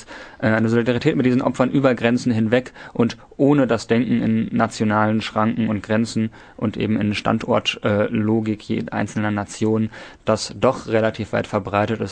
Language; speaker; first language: German; native; German